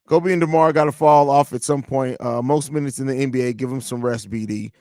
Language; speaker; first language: English; native; English